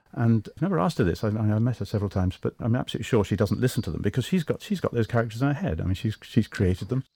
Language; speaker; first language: English; native; English